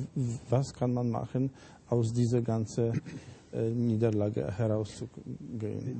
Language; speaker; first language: German; non-native, fluent; Polish